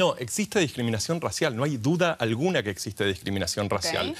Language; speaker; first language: Spanish; native; Spanish